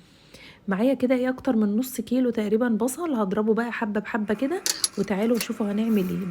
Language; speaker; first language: Arabic; native; Arabic